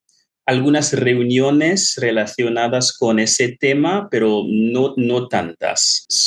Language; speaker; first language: Spanish; non-native, fluent; English